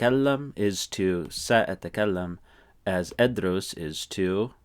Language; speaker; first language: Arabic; non-native, fluent; English